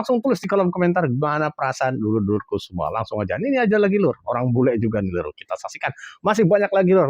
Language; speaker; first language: Indonesian; native; Indonesian